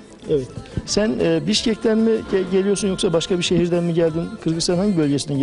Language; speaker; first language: Turkish; native; Turkish